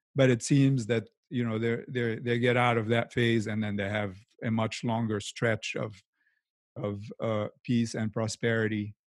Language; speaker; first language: English; non-native, fluent; Arabic